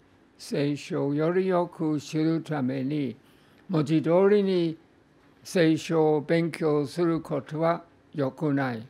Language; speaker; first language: Japanese; non-native, fluent; English